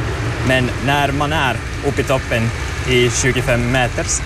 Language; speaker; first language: Swedish; non-native, learner; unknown